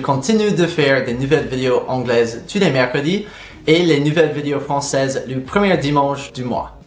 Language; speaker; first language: French; non-native, fluent; English